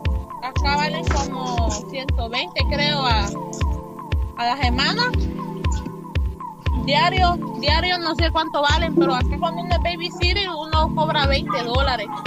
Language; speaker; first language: Spanish; native; Spanish